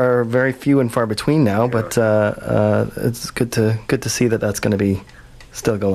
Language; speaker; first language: English; native; English